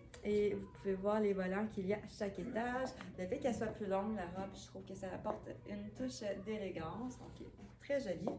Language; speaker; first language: French; native; French